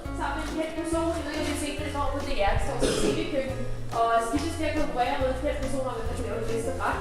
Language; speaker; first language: Danish; native; Danish